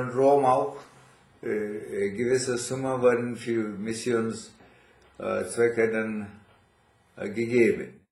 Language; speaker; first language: German; non-native, fluent; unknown